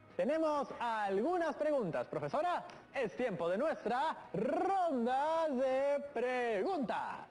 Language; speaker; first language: Spanish; native; Spanish